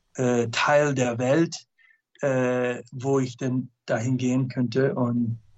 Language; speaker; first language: German; non-native, fluent; English